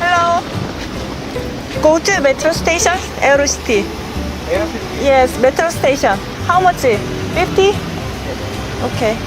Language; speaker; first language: English; non-native, learner; Korean